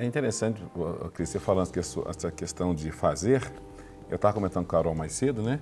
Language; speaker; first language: Portuguese; native; Portuguese